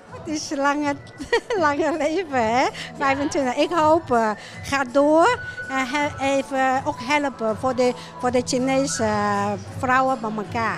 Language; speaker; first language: Dutch; non-native, learner; Cantonese